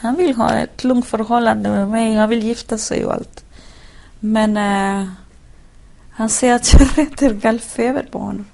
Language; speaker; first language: Swedish; non-native, fluent; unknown